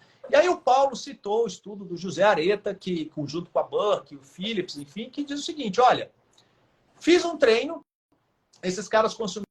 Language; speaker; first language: Portuguese; native; Portuguese